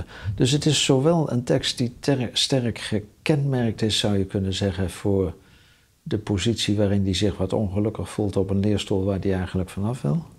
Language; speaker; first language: Dutch; native; Dutch